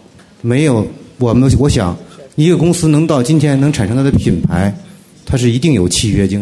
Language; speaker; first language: Chinese; native; Chinese